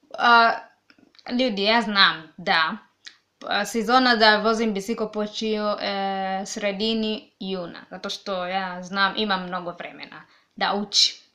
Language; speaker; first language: Serbian; non-native, learner; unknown